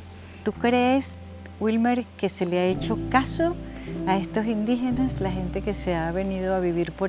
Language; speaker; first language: Spanish; native; Spanish